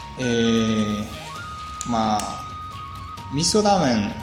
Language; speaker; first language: Japanese; non-native, learner; Bulgarian